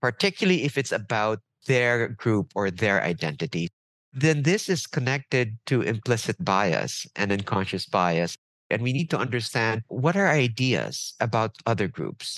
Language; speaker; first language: English; non-native, local second language; Filipino